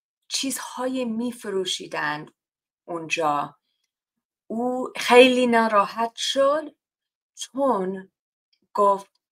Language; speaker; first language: Persian; non-native, fluent; English